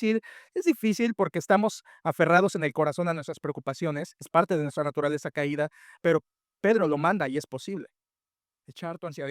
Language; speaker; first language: Spanish; native; Spanish